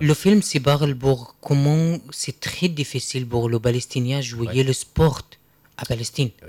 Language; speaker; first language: French; non-native, learner; Arabic